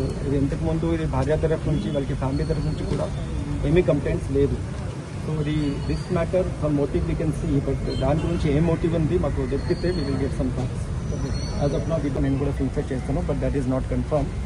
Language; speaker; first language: Telugu; non-native, learner; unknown